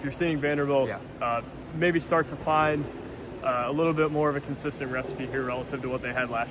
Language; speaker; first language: English; native; English